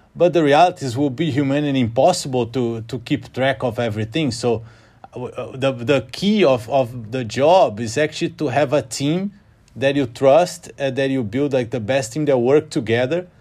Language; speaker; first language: English; non-native, fluent; Portuguese